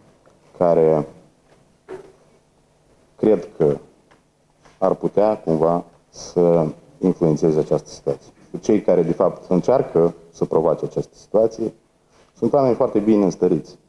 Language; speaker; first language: Romanian; native; Romanian